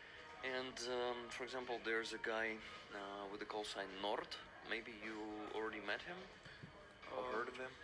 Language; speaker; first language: English; non-native, fluent; Ukrainian